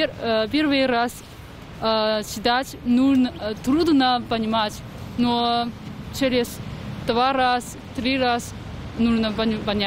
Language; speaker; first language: Russian; non-native, learner; Chinese